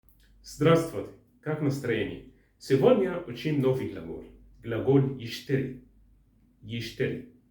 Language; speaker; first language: Russian; non-native, learner; Arabic